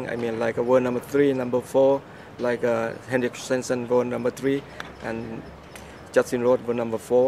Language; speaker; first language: English; non-native, learner; Thai